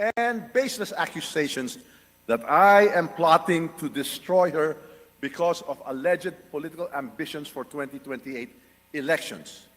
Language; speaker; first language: English; non-native, local second language; Filipino